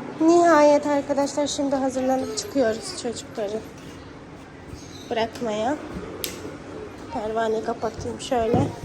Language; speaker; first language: Turkish; non-native, fluent; Urdu